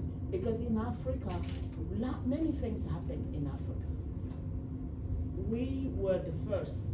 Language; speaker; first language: English; non-native, fluent; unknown